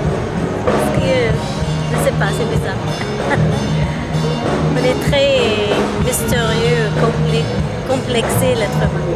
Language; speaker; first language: French; non-native, fluent; Arabic